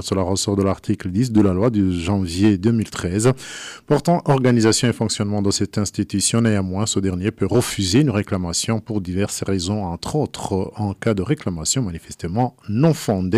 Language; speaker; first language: French; non-native, local second language; Rundi